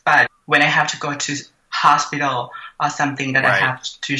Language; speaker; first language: English; non-native, fluent; Thai